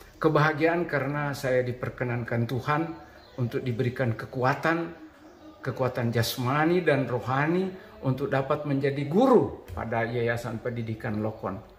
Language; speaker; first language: Indonesian; native; Indonesian